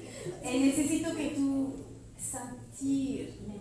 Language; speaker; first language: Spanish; non-native, learner; French